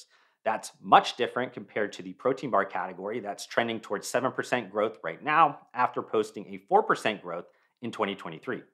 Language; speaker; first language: English; native; English